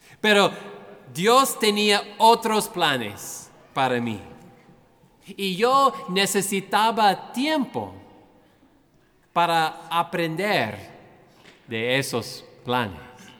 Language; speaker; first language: Spanish; non-native, fluent; English